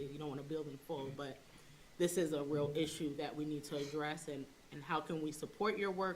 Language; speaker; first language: English; native; English